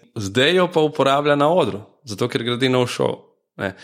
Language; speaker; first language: Slovenian; early bilingual, other home language; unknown